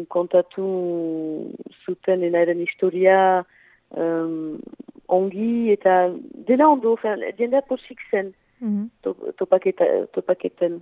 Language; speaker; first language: Basque; non-native, local second language; French